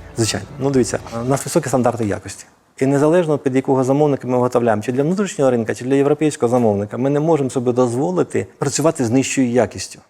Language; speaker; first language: Ukrainian; native; Ukrainian